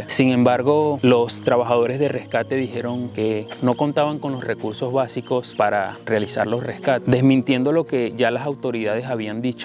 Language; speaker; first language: Spanish; native; Spanish